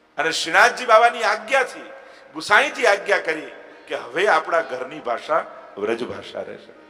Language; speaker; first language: Gujarati; non-native, local second language; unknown